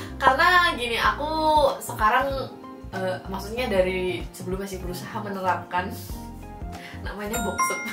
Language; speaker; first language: Indonesian; native; Indonesian